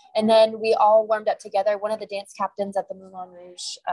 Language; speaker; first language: English; native; English